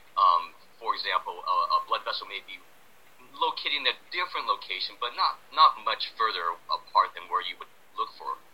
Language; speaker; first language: English; native; English